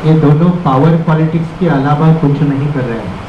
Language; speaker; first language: Hindi; non-native, local second language; Marathi